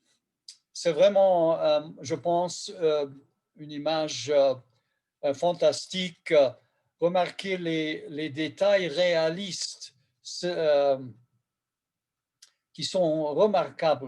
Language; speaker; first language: French; non-native, fluent; Hungarian